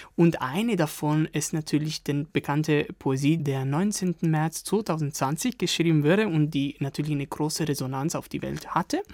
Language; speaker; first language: German; non-native, fluent; Italian